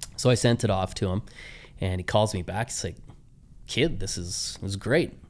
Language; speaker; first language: English; native; English